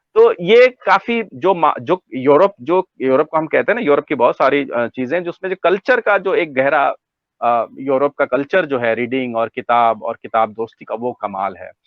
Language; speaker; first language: Urdu; native; Urdu